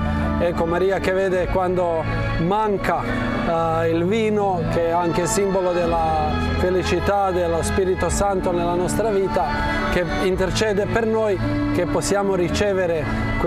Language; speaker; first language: Italian; non-native, fluent; Croatian